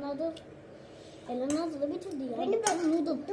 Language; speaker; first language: Turkish; early bilingual, other home language; Persian